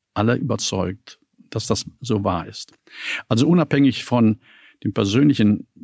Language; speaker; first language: German; native; German